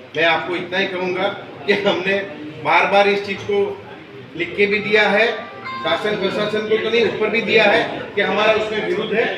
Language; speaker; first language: Hindi; non-native, local second language; Gujarati